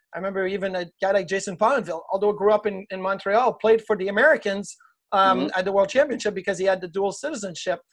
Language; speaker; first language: English; native; English